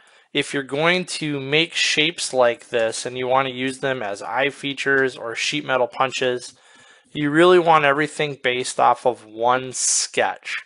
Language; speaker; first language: English; native; English